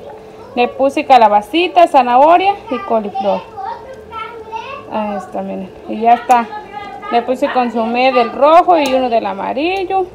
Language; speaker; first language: Spanish; native; Spanish